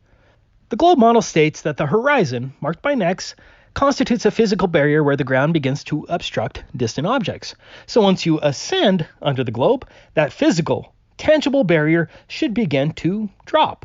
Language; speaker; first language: English; native; English